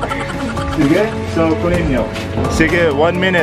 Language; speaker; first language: Filipino; non-native, learner; Arabic